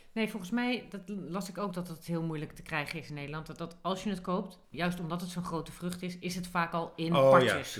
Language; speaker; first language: Dutch; native; Dutch